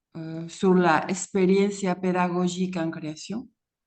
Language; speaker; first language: French; non-native, fluent; Spanish